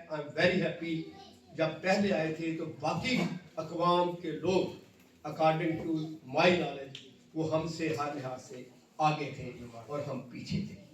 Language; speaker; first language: Urdu; non-native, local second language; Punjabi